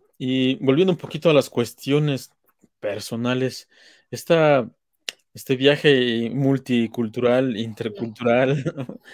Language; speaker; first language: Spanish; native; Spanish